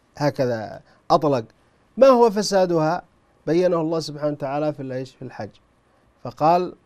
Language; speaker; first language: Arabic; native; Arabic